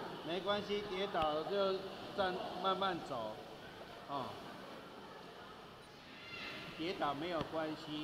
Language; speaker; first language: Chinese; native; Chinese